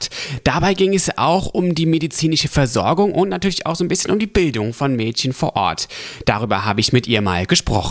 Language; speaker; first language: German; native; German